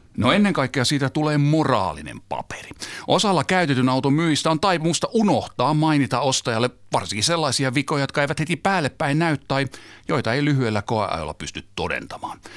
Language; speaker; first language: Finnish; native; Finnish